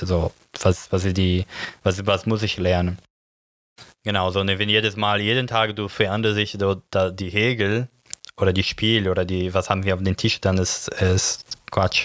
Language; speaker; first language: German; non-native, learner; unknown